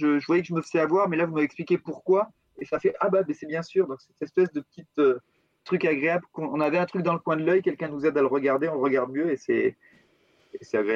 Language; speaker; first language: French; native; French